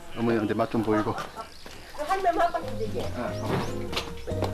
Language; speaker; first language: Korean; native; Korean